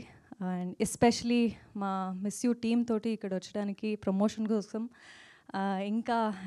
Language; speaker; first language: Telugu; non-native, local second language; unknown